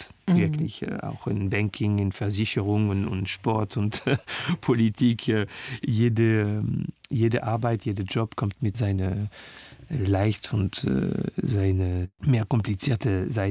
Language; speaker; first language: German; non-native, learner; French